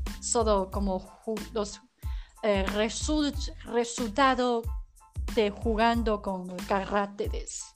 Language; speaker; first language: Spanish; non-native, learner; Chinese